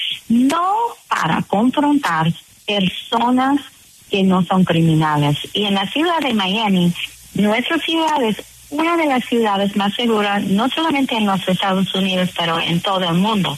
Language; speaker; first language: Spanish; non-native, fluent; English